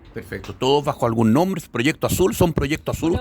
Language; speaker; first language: Spanish; native; Spanish